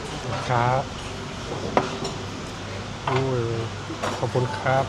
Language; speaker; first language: Thai; non-native, learner; French